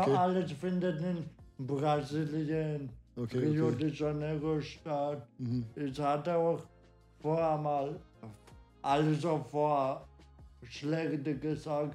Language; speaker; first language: German; non-native, learner; Polish